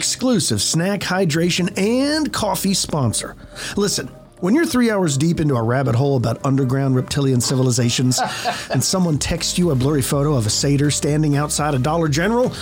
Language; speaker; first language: English; native; English